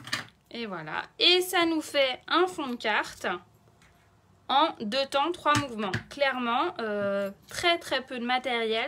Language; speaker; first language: French; native; French